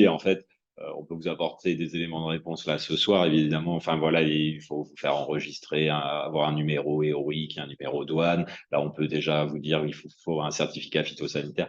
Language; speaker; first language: French; native; French